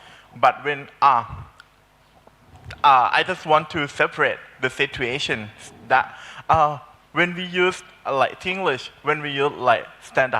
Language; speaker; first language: English; non-native, learner; Thai